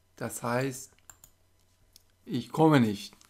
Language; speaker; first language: German; non-native, fluent; Persian